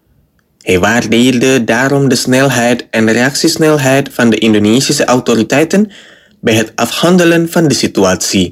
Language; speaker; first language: Dutch; non-native, fluent; Indonesian